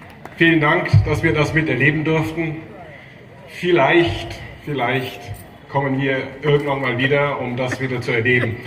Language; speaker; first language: German; native; German